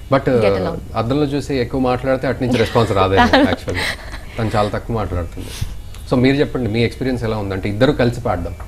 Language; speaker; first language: Telugu; native; Telugu